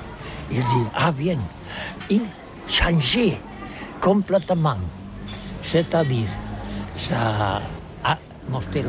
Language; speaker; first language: French; non-native, learner; Catalan